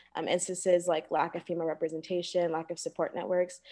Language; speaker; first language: English; native; English